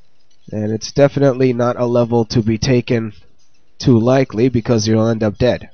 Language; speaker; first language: English; native; English